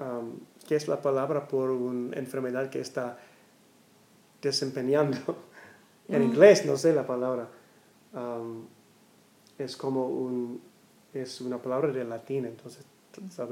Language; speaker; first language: Spanish; non-native, learner; English